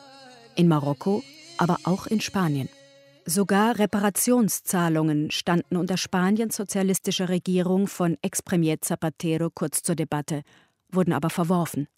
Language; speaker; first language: German; native; German